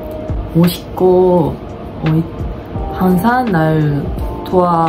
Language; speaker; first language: Korean; non-native, fluent; Japanese